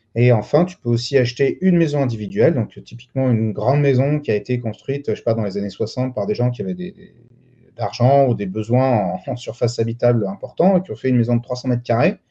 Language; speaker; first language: French; native; French